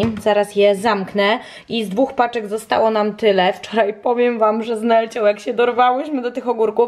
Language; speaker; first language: Polish; native; Polish